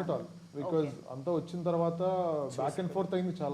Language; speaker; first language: Telugu; native; Telugu